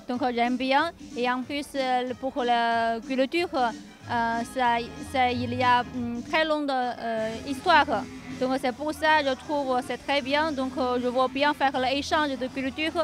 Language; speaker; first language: French; non-native, learner; Chinese